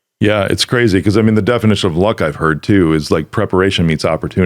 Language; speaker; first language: English; native; English